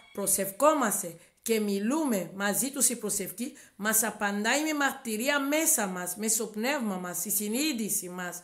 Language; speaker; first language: Greek; non-native, learner; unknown